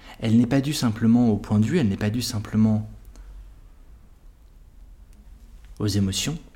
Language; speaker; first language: French; native; French